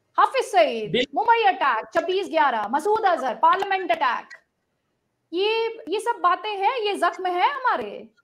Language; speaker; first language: Hindi; native; Hindi